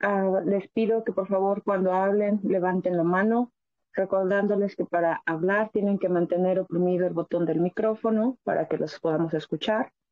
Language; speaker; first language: Spanish; native; Spanish